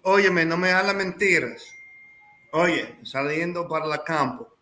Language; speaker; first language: Spanish; early bilingual, other home language; English